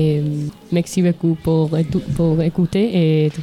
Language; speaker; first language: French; non-native, learner; Spanish